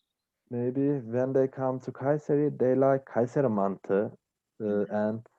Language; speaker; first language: English; non-native, learner; Turkish